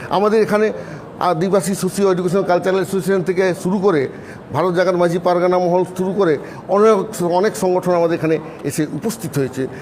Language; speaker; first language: Bangla; non-native, local second language; Santali